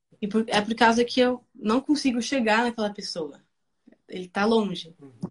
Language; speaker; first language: Portuguese; early bilingual, other home language; Spanish